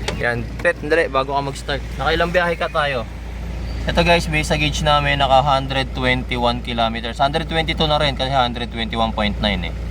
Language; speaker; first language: Filipino; native; Filipino